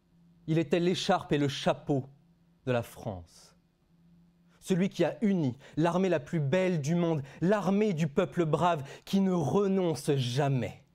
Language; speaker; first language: French; native; French